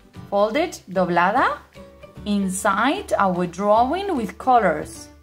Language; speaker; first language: English; non-native, fluent; Spanish